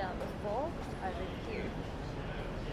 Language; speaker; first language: English; non-native, fluent; Chinese